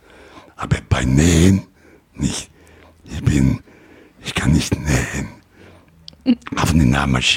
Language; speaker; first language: German; non-native, learner; Italian